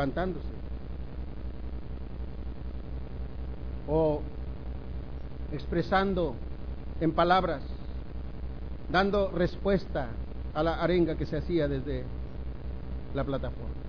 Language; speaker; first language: Spanish; native; Spanish